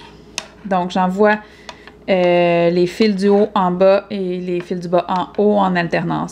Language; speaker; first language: French; native; French